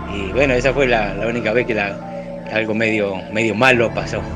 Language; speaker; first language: Spanish; native; Spanish